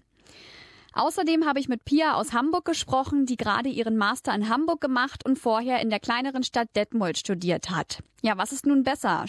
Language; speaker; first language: German; native; German